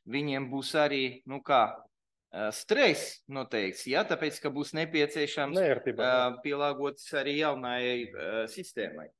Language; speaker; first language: Latvian; non-native, local second language; Russian